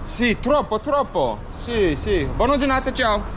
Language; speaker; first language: Italian; non-native, learner; English